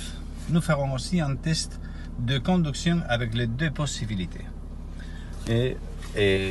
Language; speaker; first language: French; non-native, learner; Spanish